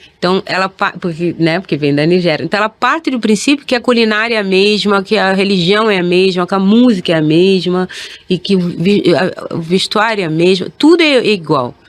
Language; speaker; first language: Portuguese; early bilingual, other home language; Kabuverdianu